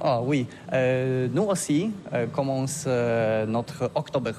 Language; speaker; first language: French; non-native, learner; Polish